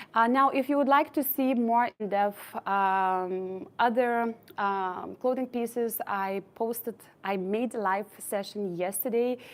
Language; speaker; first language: English; non-native, fluent; Lithuanian